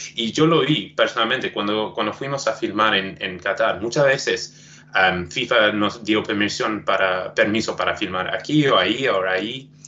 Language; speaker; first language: Spanish; non-native, fluent; English